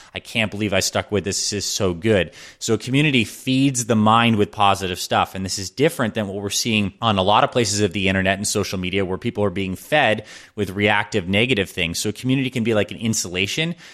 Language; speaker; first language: English; native; English